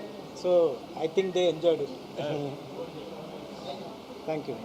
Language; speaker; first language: Telugu; non-native, fluent; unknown